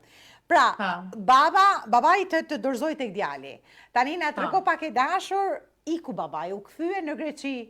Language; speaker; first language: Albanian; native; Albanian